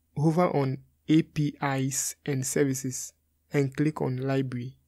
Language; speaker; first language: English; non-native, local second language; Akan